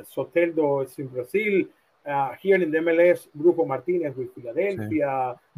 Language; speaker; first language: English; non-native, learner; Spanish